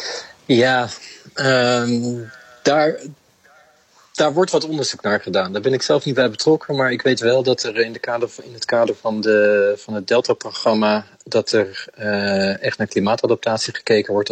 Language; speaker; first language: Dutch; native; Dutch